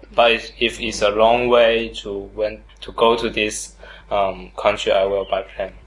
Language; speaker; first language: English; non-native, learner; Chinese